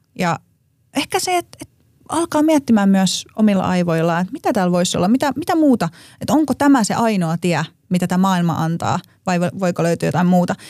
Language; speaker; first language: Finnish; native; Finnish